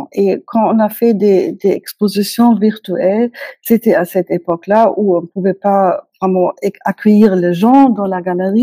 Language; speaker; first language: French; non-native, fluent; German